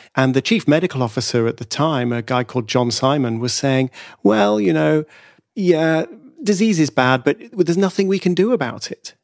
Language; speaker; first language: English; native; English